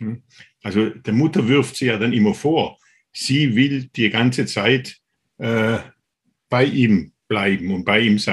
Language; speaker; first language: German; native; German